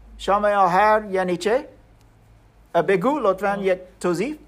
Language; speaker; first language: Persian; non-native, learner; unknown